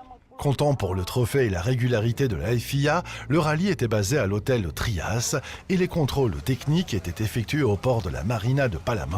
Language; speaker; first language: French; native; French